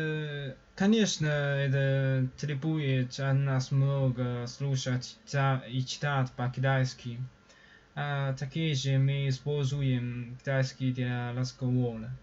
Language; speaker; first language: Russian; non-native, learner; Chinese